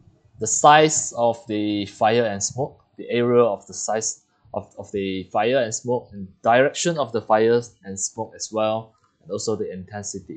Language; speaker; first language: English; non-native, fluent; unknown